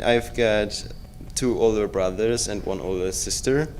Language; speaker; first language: English; non-native, fluent; German